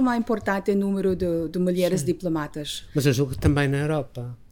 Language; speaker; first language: Portuguese; non-native, learner; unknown